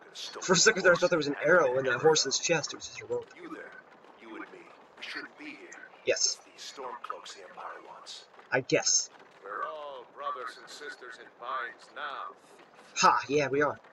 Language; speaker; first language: English; native; English